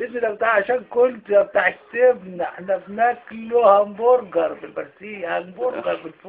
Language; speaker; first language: Arabic; native; Arabic